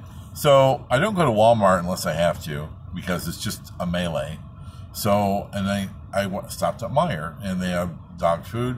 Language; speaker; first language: English; native; English